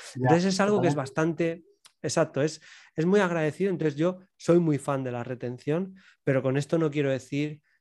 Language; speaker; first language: Spanish; native; Spanish